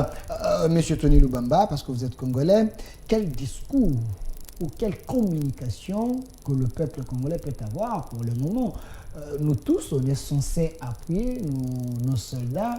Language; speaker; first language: French; non-native, local second language; Lingala